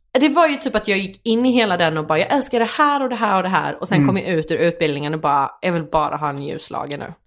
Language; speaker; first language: Swedish; native; Swedish